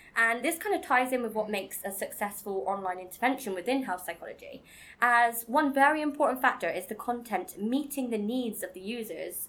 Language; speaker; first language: English; native; English